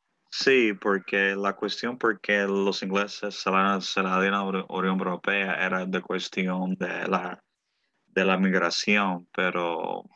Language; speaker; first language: Spanish; early bilingual, heritage; Spanish